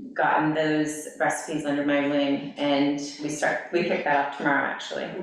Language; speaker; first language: English; native; English